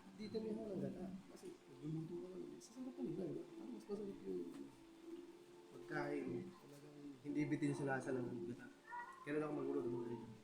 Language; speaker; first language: Filipino; non-native, local second language; Bikol